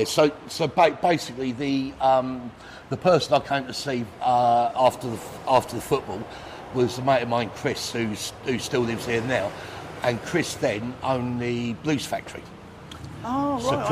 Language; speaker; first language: English; native; English